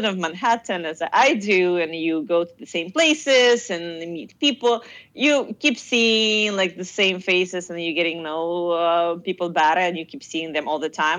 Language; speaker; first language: English; non-native, fluent; Russian